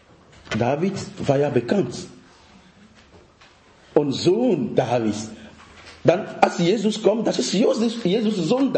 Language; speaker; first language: German; non-native, fluent; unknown